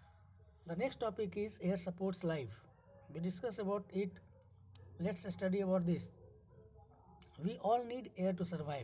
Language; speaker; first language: English; non-native, local second language; Hindi